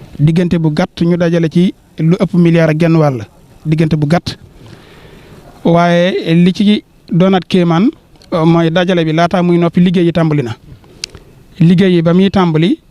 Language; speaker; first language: Wolof; native; Wolof